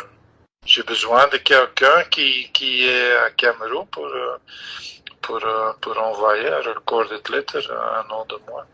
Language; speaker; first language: French; non-native, local second language; Dutch